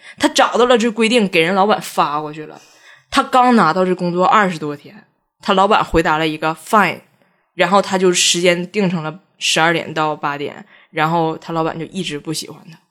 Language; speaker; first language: Chinese; native; Chinese